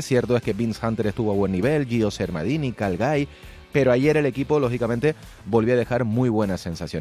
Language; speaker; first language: Spanish; native; Spanish